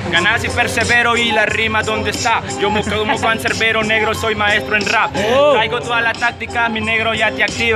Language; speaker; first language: Spanish; native; Spanish